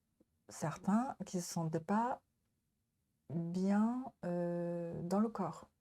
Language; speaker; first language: French; non-native, learner; Japanese